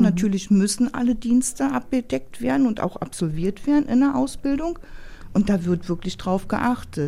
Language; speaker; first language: German; native; German